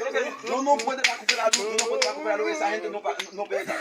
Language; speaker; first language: Spanish; non-native, learner; Haitian Creole